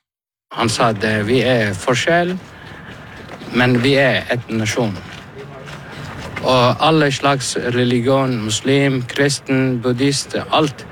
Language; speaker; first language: Norwegian; non-native, learner; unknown